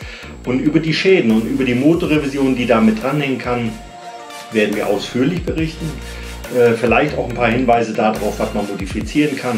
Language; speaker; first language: German; native; German